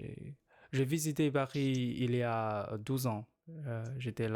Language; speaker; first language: French; non-native, learner; Chinese